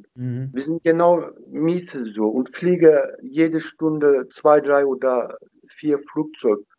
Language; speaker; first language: German; non-native, learner; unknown